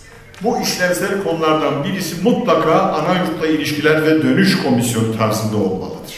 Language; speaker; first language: Turkish; native; Turkish